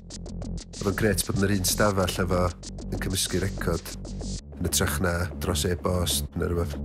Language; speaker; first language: Welsh; native; Welsh